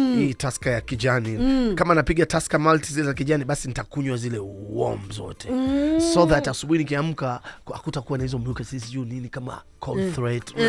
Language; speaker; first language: Swahili; native; Swahili